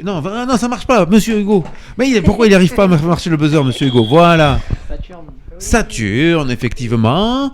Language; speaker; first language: French; native; French